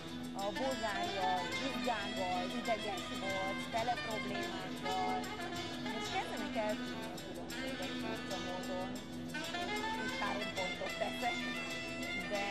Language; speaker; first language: Hungarian; non-native, fluent; Bulgarian